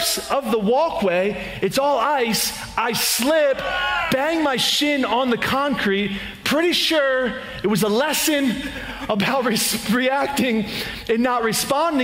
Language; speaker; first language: English; native; English